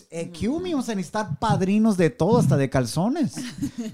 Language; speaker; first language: Spanish; early bilingual, heritage; Spanish